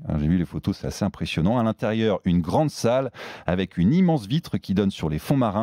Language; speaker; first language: French; native; French